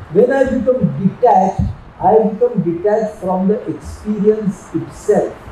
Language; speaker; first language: English; non-native, local second language; Marathi